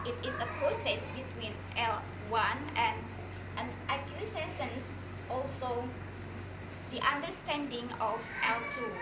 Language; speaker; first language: English; non-native, learner; Indonesian